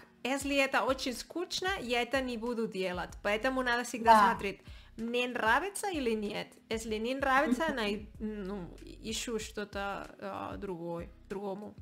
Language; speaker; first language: Russian; non-native, learner; Spanish